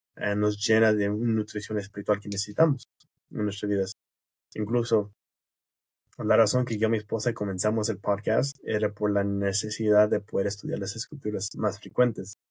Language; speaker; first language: Spanish; non-native, fluent; English